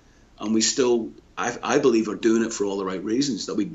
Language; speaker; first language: English; native; English